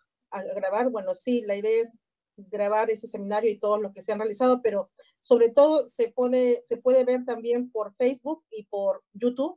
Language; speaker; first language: Spanish; native; Spanish